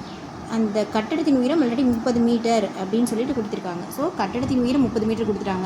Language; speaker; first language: Tamil; native; Tamil